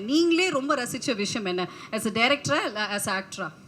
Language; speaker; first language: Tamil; native; Tamil